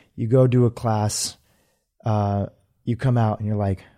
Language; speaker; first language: English; native; English